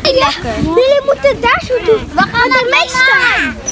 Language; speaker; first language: Dutch; early bilingual, other home language; Indonesian